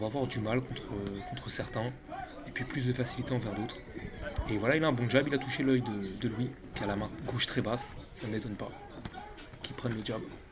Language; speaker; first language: French; native; French